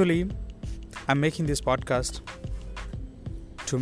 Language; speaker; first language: English; non-native, local second language; Marathi